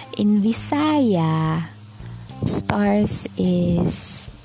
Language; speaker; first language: English; non-native, local second language; Cebuano